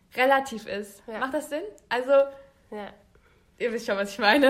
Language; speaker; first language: German; native; German